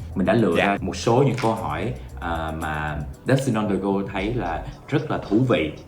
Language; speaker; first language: Vietnamese; non-native, fluent; English